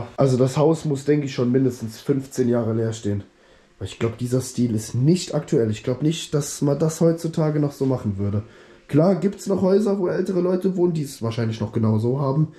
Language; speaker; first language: German; native; German